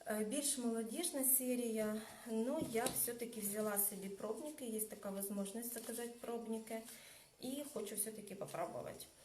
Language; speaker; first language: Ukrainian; non-native, local second language; Russian